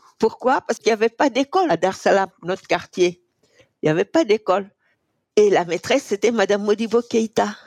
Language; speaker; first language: French; non-native, local second language; Fula